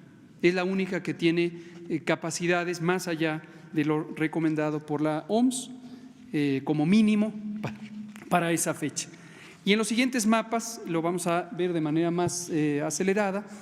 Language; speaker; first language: Spanish; native; Spanish